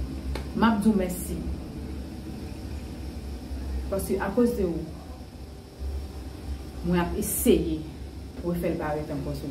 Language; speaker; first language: French; non-native, learner; Haitian Creole